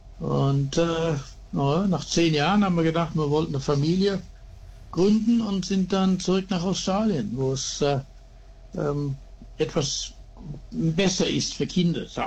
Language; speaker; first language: German; early bilingual, heritage; German